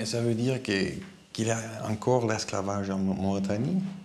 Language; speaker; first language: French; non-native, learner; Dutch